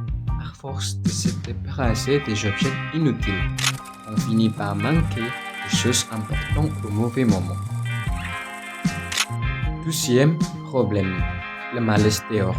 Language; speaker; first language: French; non-native, learner; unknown